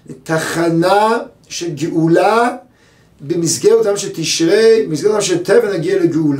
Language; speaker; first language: Hebrew; native; Hebrew